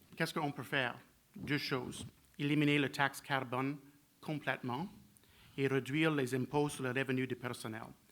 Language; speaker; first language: French; non-native, learner; English